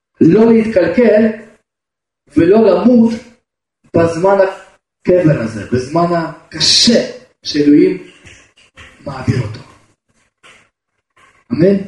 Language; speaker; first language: Hebrew; non-native, fluent; Russian